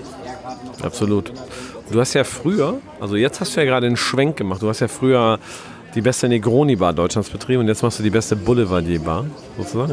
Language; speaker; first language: German; native; German